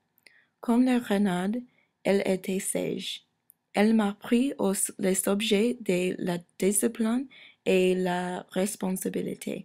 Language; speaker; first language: French; non-native, learner; English